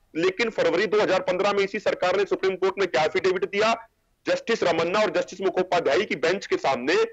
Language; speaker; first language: Hindi; native; Hindi